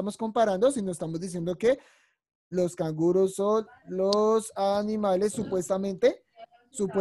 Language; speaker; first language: Spanish; native; Spanish